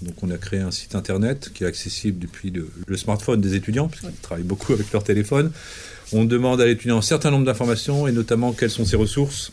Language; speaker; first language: French; native; French